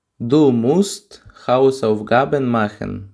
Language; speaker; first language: German; non-native, fluent; Ukrainian